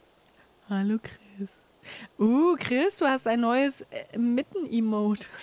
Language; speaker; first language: German; native; German